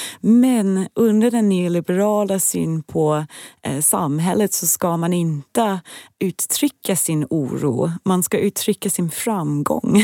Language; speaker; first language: Swedish; non-native, fluent; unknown